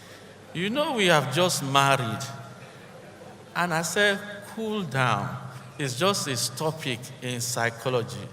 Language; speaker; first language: English; non-native, local second language; Yoruba